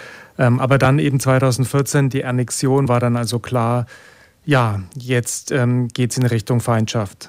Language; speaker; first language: German; native; German